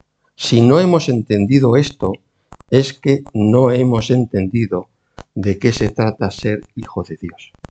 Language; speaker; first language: Spanish; native; Spanish